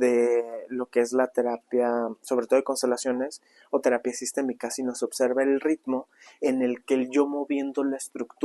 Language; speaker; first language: Spanish; native; Spanish